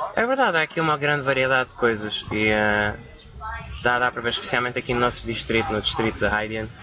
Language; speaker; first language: Portuguese; early bilingual, other home language; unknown